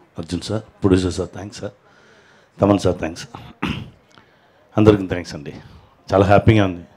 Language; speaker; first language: Telugu; non-native, learner; Tamil